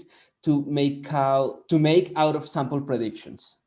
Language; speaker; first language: English; non-native, fluent; Spanish